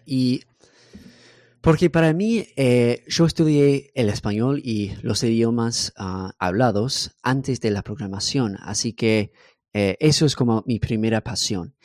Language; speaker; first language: Spanish; non-native, fluent; English